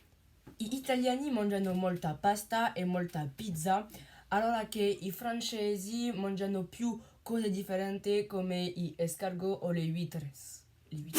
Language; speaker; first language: Italian; non-native, learner; French